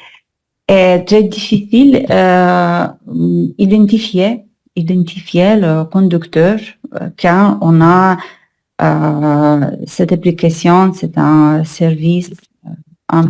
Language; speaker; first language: French; non-native, learner; Russian